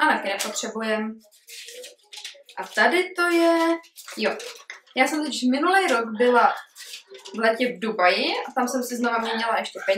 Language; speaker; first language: Czech; early bilingual, heritage; Czech